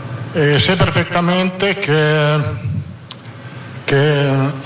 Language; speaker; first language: Portuguese; non-native, fluent; Italian